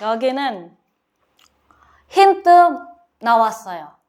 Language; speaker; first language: Korean; non-native, learner; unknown